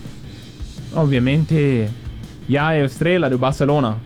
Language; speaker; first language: Portuguese; non-native, fluent; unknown